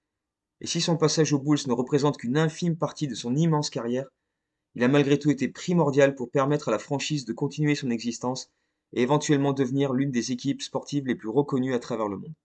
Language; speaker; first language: French; native; French